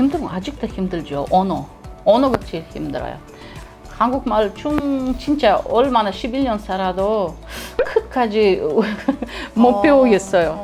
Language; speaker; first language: Korean; non-native, learner; Russian